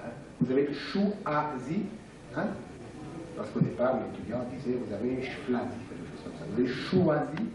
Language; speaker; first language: French; native; French